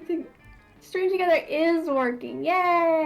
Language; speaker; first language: English; native; English